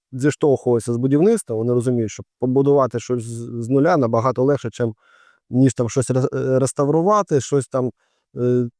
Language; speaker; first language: Ukrainian; native; Ukrainian